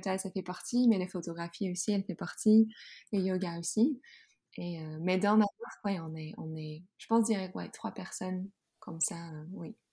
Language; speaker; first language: French; non-native, fluent; Dutch